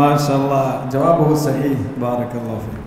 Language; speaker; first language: Arabic; non-native, fluent; Urdu